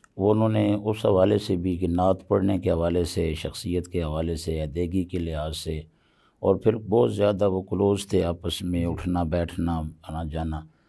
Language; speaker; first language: Urdu; non-native, local second language; Punjabi